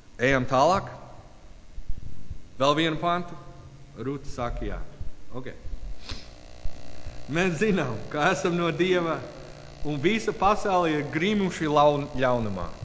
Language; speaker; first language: Latvian; non-native, learner; English